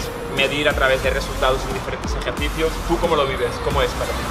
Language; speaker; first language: Spanish; native; Spanish